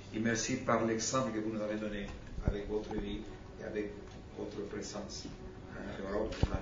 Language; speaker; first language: French; non-native, fluent; Spanish